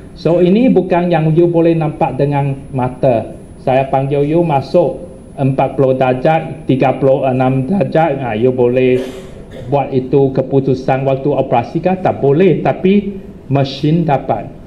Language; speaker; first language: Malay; non-native, local second language; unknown